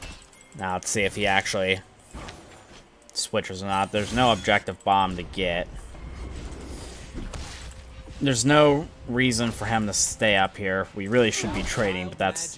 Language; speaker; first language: English; native; English